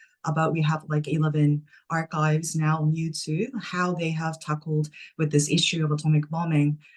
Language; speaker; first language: English; non-native, fluent; Japanese